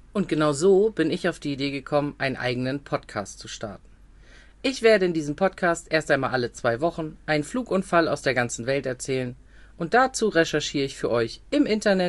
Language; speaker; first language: German; native; German